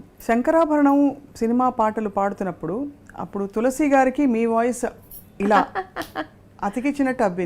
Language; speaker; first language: Telugu; native; Telugu